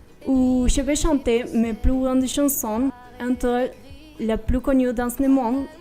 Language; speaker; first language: French; non-native, learner; Spanish